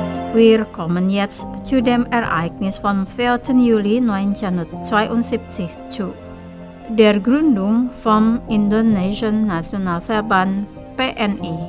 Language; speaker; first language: German; non-native, fluent; Indonesian